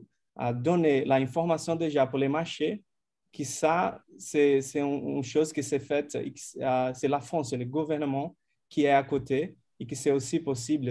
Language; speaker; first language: French; non-native, fluent; Portuguese